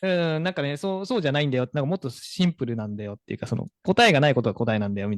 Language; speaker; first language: Japanese; native; Japanese